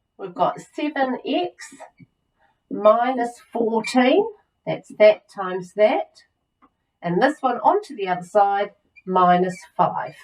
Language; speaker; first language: English; native; English